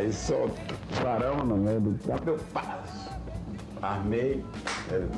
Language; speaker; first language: Portuguese; native; Portuguese